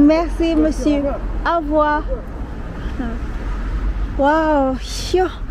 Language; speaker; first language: French; non-native, learner; Zulu